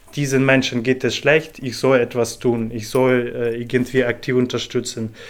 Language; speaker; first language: German; non-native, fluent; Ukrainian